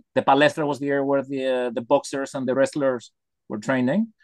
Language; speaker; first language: English; non-native, fluent; Greek